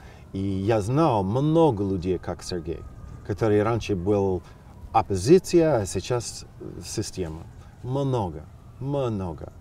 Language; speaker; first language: Russian; non-native, fluent; English